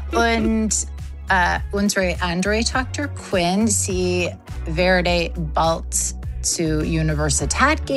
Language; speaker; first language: German; non-native, learner; English